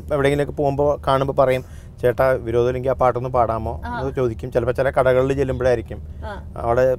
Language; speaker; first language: Malayalam; native; Malayalam